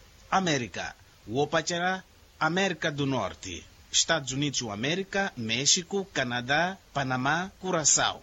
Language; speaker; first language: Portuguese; non-native, local second language; Makhuwa